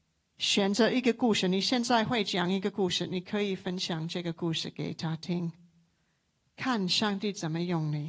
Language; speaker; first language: Chinese; non-native, local second language; English